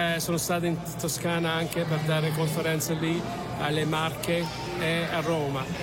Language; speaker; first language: Italian; early bilingual, heritage; Italian